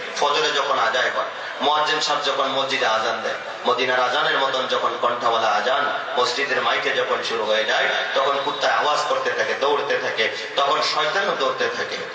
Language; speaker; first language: Bangla; non-native, local second language; Assamese